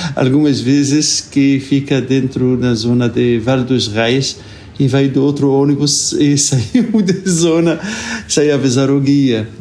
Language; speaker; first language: Portuguese; non-native, fluent; Arabic